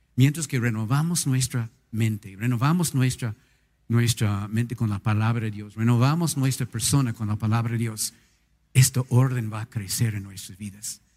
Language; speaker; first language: Spanish; non-native, fluent; English